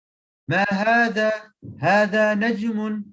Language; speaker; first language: Arabic; non-native, learner; English